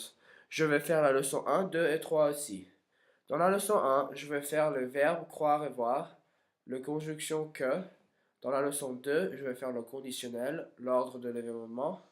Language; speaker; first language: French; non-native, learner; English